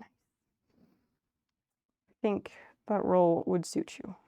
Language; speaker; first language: English; native; English